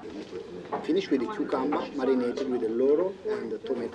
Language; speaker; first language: English; non-native, fluent; Italian